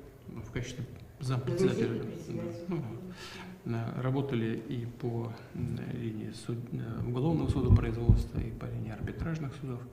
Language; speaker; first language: Russian; native; Russian